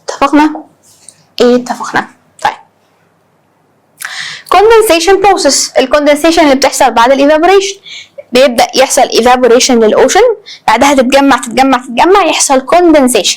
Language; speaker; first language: Arabic; native; Arabic